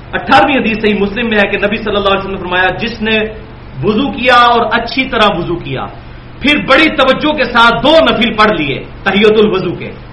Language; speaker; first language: Urdu; non-native, local second language; Punjabi